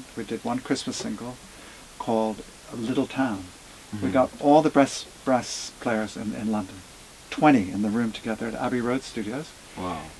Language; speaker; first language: English; native; English